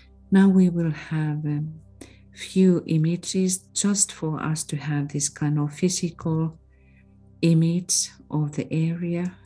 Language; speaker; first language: English; non-native, fluent; Finnish